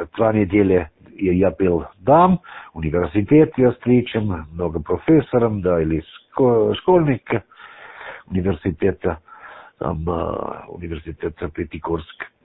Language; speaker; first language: Russian; non-native, learner; German